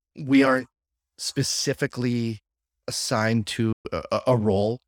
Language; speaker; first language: English; native; English